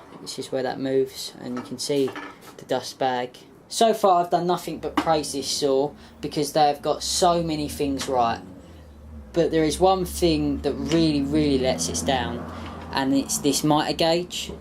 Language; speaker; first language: English; native; English